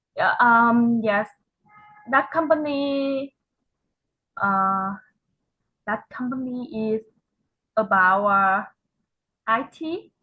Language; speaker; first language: English; non-native, learner; Vietnamese